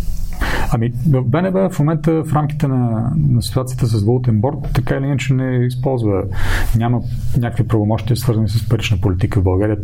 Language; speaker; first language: Bulgarian; native; Bulgarian